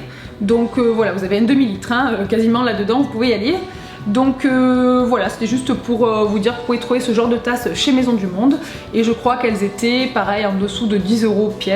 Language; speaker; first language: French; native; French